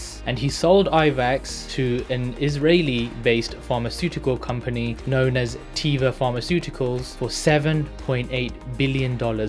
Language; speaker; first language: English; native; English